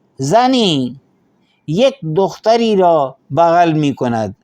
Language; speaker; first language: Persian; non-native, fluent; Urdu